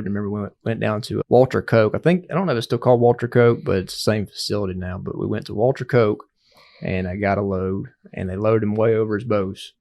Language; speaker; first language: English; native; English